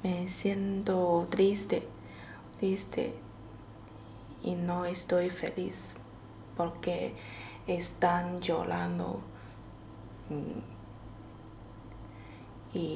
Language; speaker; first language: Spanish; non-native, learner; Chinese